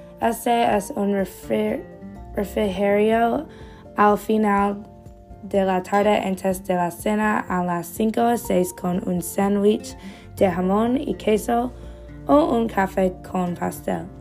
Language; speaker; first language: Spanish; non-native, learner; English